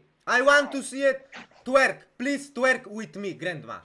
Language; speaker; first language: English; non-native, learner; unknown